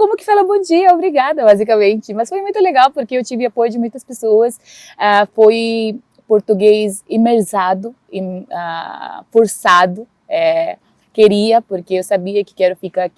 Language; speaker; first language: Portuguese; non-native, fluent; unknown